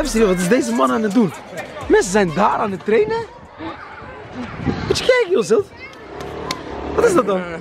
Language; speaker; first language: Dutch; native; Dutch